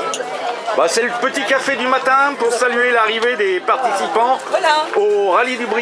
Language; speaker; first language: French; native; French